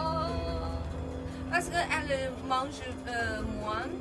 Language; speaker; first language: French; non-native, learner; Chinese